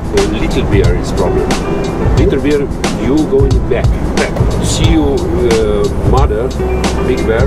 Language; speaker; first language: English; non-native, learner; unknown